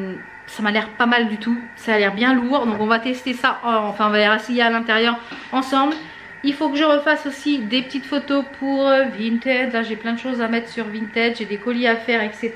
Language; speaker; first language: French; native; French